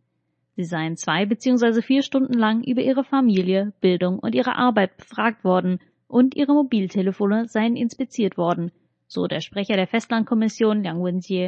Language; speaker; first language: German; native; German